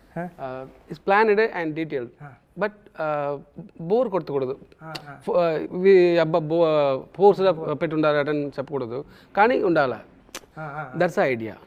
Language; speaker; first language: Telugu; non-native, learner; Tamil